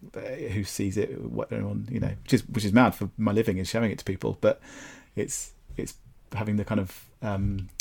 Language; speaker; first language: English; native; English